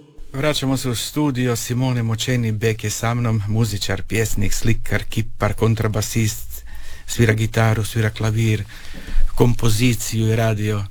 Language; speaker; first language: Serbian; native; Serbian